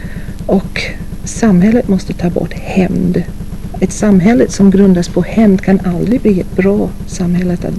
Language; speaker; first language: Swedish; non-native, fluent; English